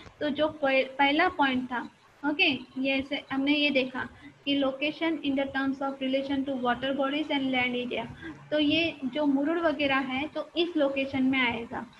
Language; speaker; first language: Hindi; non-native, local second language; Marathi